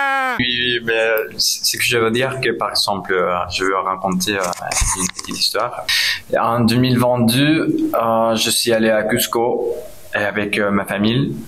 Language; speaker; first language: French; non-native, learner; Spanish